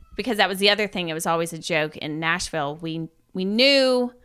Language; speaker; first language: English; native; English